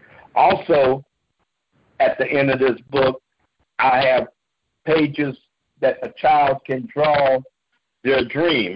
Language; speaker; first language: English; native; English